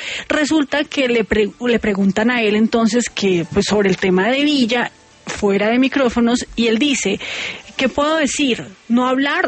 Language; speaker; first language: Spanish; native; Spanish